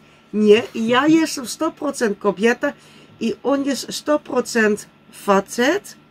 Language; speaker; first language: Polish; non-native, learner; Dutch